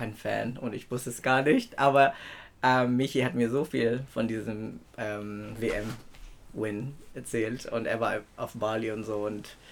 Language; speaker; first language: German; non-native, fluent; Filipino